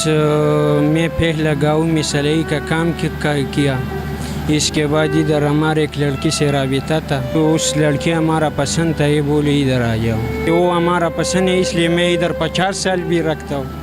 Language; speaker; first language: Hindi; non-native, local second language; Pashto